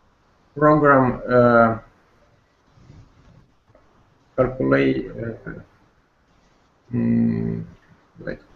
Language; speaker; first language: English; non-native, learner; Russian